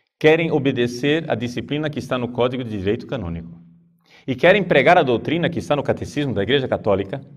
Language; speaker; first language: Portuguese; native; Portuguese